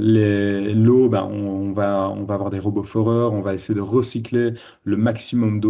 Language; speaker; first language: French; native; French